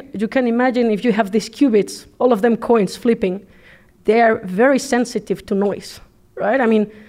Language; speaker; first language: English; non-native, fluent; Spanish